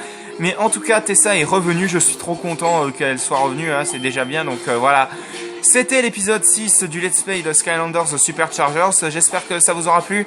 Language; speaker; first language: French; native; French